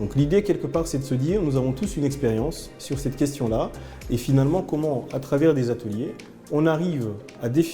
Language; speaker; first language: French; native; French